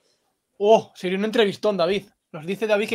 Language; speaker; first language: Spanish; native; Spanish